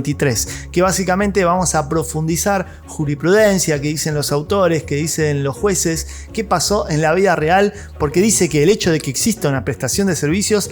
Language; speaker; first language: Spanish; native; Spanish